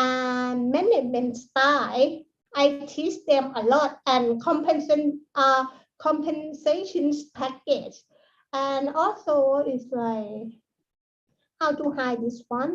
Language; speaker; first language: English; non-native, learner; Thai